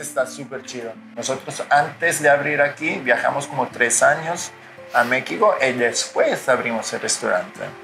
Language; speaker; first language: Spanish; non-native, fluent; Italian